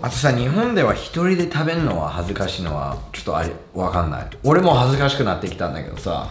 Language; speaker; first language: Japanese; non-native, fluent; English